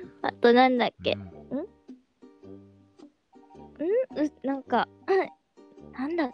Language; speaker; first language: Japanese; non-native, learner; Filipino